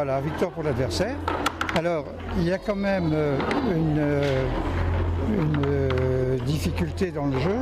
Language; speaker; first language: French; native; French